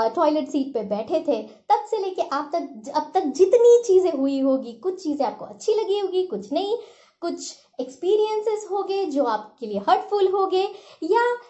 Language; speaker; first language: Hindi; non-native, local second language; Marathi